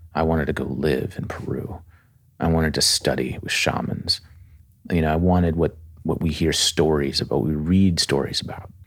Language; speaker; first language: English; native; English